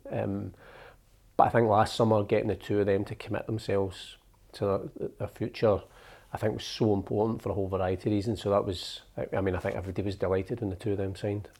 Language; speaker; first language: English; native; English